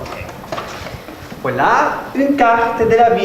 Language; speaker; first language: French; non-native, learner; Spanish